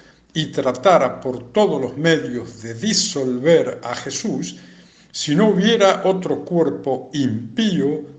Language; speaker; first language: Spanish; native; Spanish